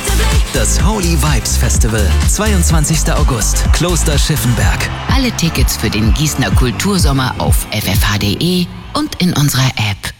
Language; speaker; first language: German; native; German